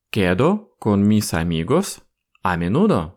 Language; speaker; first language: Spanish; non-native, fluent; Russian